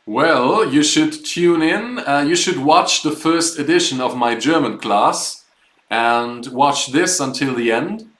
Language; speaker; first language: English; non-native, fluent; German